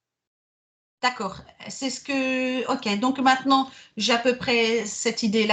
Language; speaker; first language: French; native; French